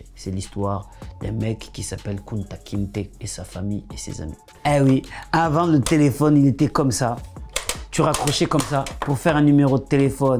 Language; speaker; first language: French; native; French